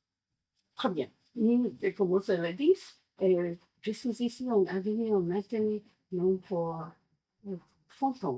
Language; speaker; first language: French; non-native, learner; English